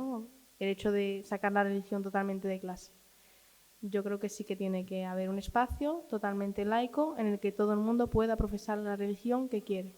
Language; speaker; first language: Spanish; early bilingual, other home language; Arabic